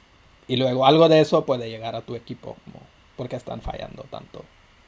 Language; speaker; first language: Spanish; non-native, fluent; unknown